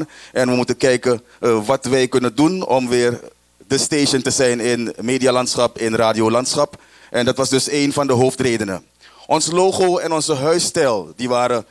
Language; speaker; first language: Dutch; native; Dutch